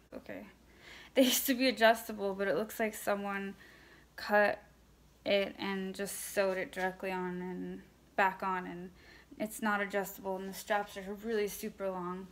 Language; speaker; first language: English; native; English